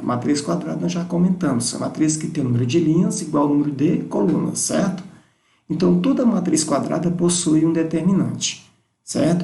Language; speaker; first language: Portuguese; native; Portuguese